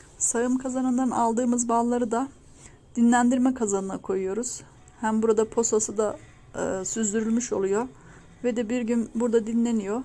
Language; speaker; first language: Turkish; native; Turkish